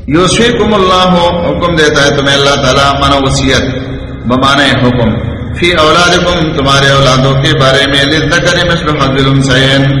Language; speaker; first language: Urdu; non-native, local second language; Pashto